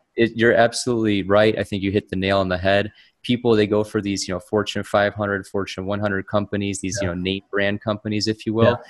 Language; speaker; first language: English; native; English